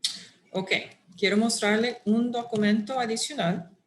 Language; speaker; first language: Spanish; non-native, fluent; English